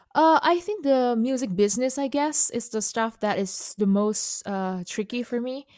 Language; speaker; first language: English; non-native, fluent; Indonesian